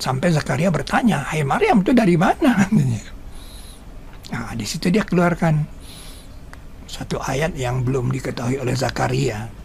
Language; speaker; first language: Indonesian; native; Indonesian